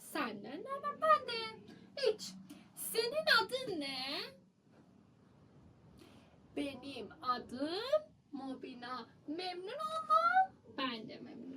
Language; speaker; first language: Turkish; non-native, learner; Persian